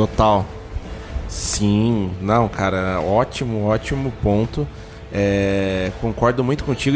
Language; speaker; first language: Portuguese; native; Portuguese